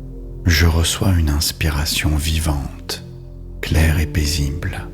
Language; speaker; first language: French; native; French